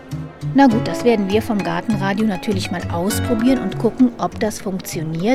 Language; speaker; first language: German; native; German